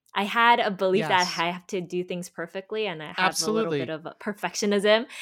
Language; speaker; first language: English; native; English